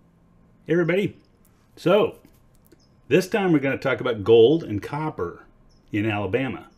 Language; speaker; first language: English; native; English